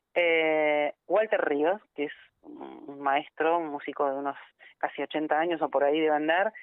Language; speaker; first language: Spanish; native; Spanish